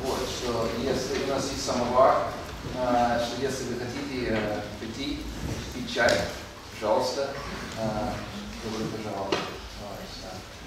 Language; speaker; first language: Russian; non-native, fluent; English